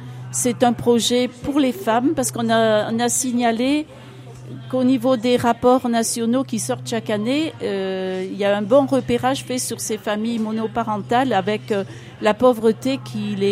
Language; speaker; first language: French; native; French